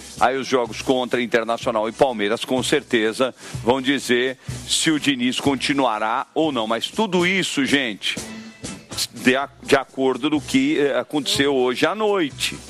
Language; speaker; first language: Portuguese; native; Portuguese